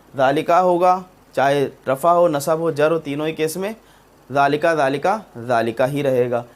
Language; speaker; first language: Urdu; native; Urdu